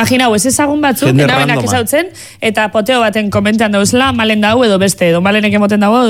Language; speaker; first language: Basque; native; Basque